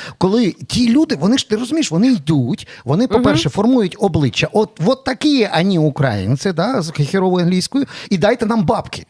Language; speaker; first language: Ukrainian; native; Ukrainian